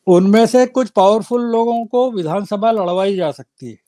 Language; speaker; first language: Hindi; native; Hindi